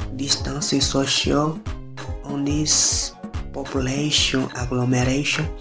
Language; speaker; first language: English; non-native, learner; Portuguese